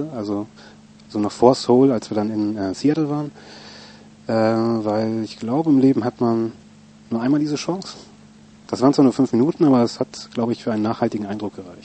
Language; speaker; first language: German; native; German